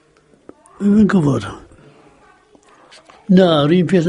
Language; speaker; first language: Welsh; native; Welsh